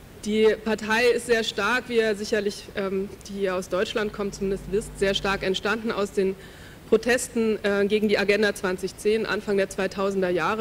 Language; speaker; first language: German; native; German